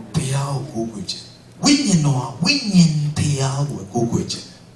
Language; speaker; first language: Burmese; non-native, local second language; Kachin